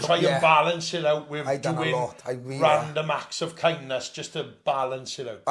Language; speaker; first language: English; native; English